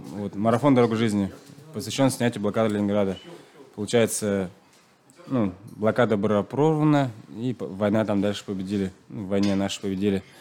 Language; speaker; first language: Russian; non-native, local second language; Chuvash